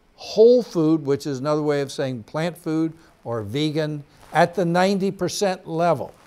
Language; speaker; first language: English; native; English